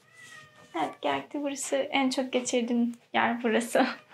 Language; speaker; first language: Turkish; early bilingual, heritage; Turkish